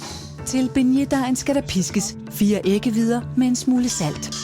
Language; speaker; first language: Danish; native; Danish